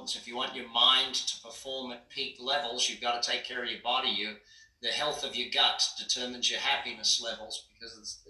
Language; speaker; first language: English; native; English